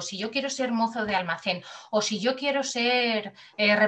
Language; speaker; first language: Spanish; native; Spanish